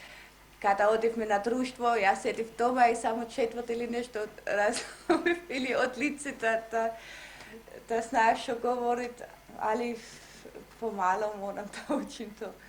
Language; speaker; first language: Macedonian; non-native, learner; Slovenian